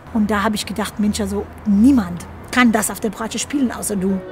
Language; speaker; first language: German; non-native, fluent; Hebrew